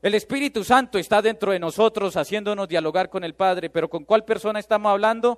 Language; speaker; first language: Spanish; native; Spanish